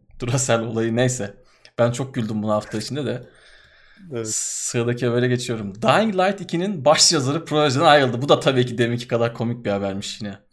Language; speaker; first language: Turkish; native; Turkish